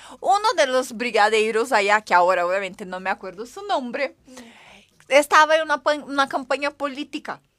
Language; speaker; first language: Spanish; non-native, fluent; Portuguese